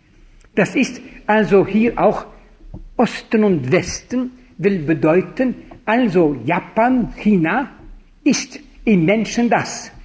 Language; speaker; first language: German; non-native, fluent; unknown